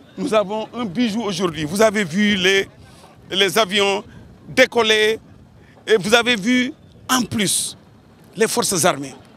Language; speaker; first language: French; non-native, local second language; Wolof